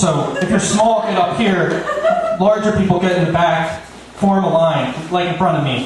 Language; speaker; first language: English; native; English